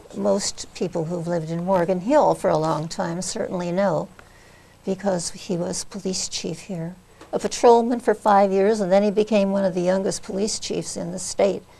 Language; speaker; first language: English; native; English